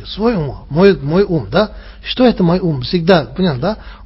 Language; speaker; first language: Russian; non-native, learner; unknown